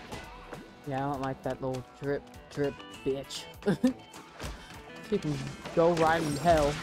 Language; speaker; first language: English; native; English